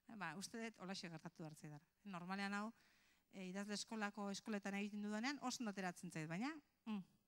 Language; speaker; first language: Basque; native; Basque